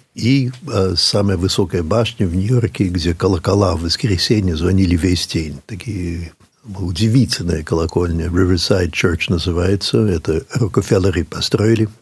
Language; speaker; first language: Russian; early bilingual, heritage; English